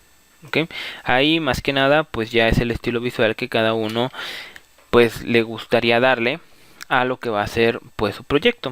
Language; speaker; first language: Spanish; native; Spanish